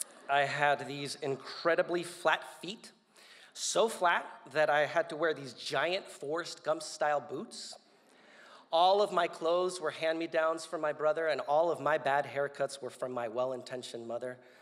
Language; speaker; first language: English; early bilingual, other home language; Spanish